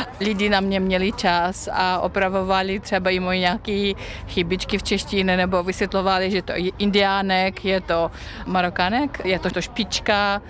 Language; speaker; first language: Czech; non-native, fluent; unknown